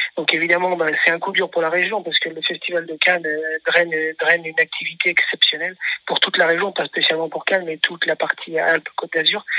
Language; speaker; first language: French; native; French